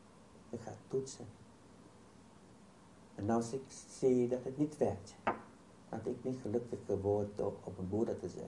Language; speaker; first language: Dutch; non-native, fluent; Vietnamese